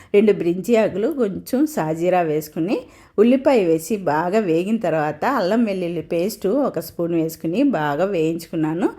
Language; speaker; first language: Telugu; non-native, local second language; Tamil